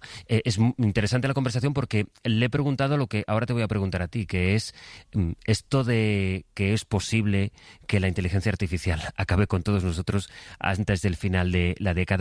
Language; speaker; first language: Spanish; native; Spanish